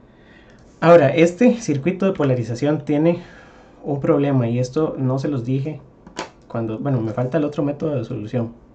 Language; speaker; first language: Spanish; native; Spanish